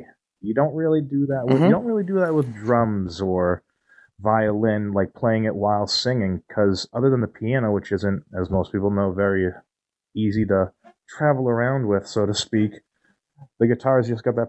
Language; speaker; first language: English; native; English